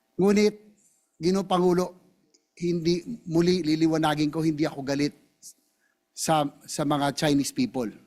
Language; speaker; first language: Filipino; native; Filipino